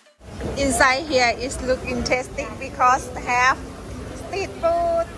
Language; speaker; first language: English; non-native, learner; Thai